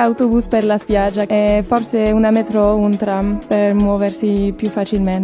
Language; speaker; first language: Italian; non-native, fluent; French